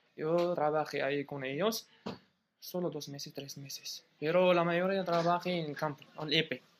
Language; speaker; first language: Spanish; non-native, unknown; Arabic